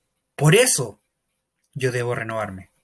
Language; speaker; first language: Spanish; native; Spanish